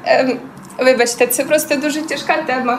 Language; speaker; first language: Czech; non-native, learner; Ukrainian